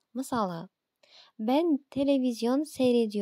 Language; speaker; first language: Turkish; non-native, fluent; Kazakh